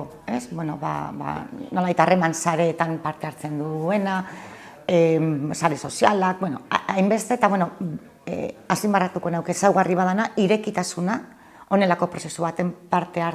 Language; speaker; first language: Basque; native; Basque